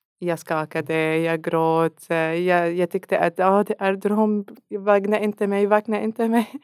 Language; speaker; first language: Swedish; non-native, learner; Arabic